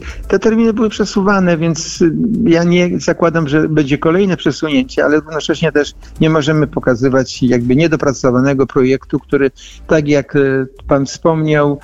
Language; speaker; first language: Polish; native; Polish